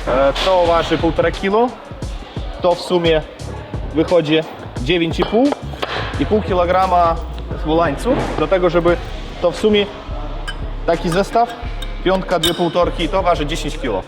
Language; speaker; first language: Polish; non-native, fluent; Russian